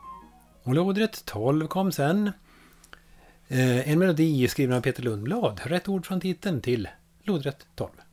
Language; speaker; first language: Swedish; native; Swedish